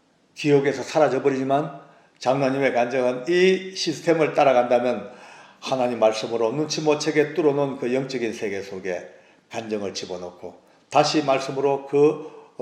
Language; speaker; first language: Korean; native; Korean